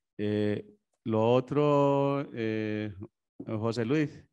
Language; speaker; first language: Spanish; native; Spanish